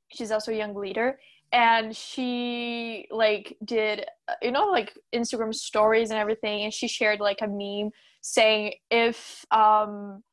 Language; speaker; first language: English; non-native, fluent; Portuguese